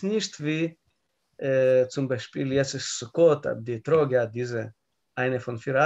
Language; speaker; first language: German; non-native, learner; Russian